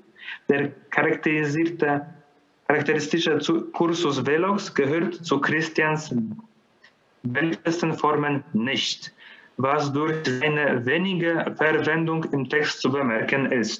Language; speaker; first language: German; non-native, fluent; Polish